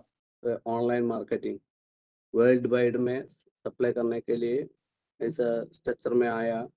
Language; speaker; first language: Hindi; non-native, local second language; Malayalam